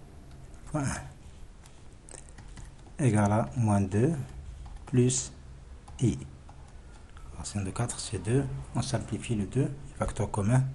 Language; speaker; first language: French; non-native, local second language; Arabic